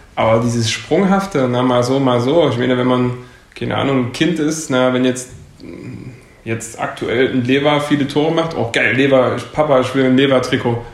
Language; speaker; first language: German; native; German